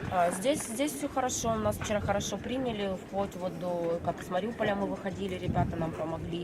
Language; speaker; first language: Russian; native; Russian